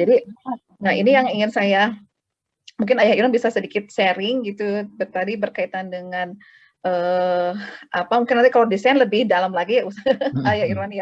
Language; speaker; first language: Indonesian; native; Indonesian